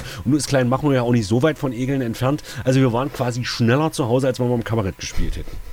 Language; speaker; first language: German; native; German